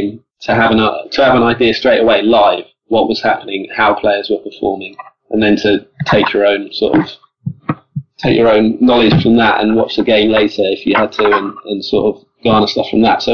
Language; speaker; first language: English; native; English